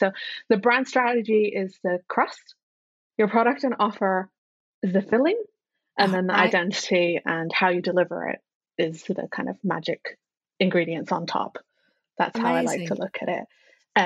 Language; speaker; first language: English; non-native, local second language; Cantonese